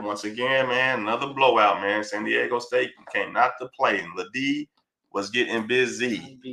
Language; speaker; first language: English; native; English